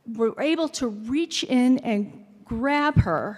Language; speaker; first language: English; early bilingual, other home language; Finnish